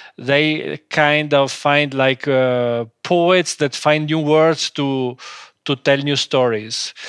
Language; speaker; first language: English; non-native, fluent; Italian